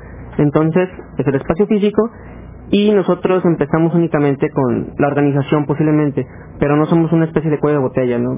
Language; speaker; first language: Spanish; native; Spanish